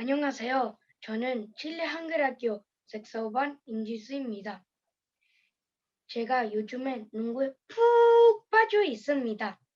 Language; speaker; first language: Korean; early bilingual, heritage; Korean